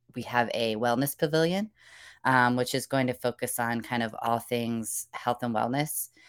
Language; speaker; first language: English; native; English